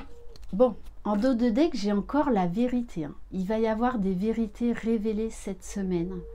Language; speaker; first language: French; native; French